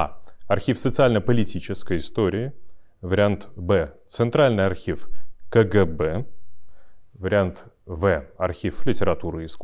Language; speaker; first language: Russian; native; Russian